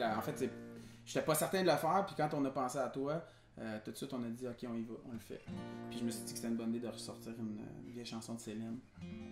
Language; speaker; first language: French; native; French